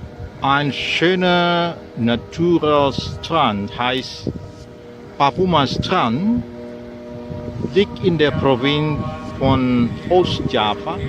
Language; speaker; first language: German; non-native, learner; Indonesian